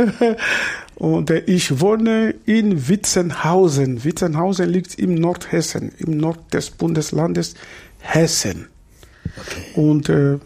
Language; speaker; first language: German; non-native, fluent; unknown